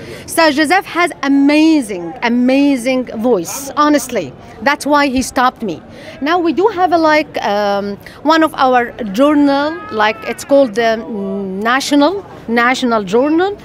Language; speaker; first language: English; non-native, fluent; Arabic